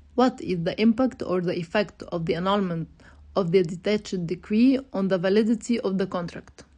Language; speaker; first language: English; non-native, fluent; Arabic